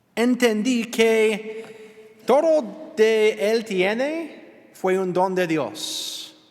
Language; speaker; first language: Spanish; non-native, learner; English